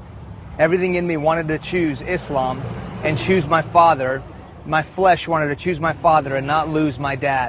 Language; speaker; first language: English; early bilingual, other home language; Persian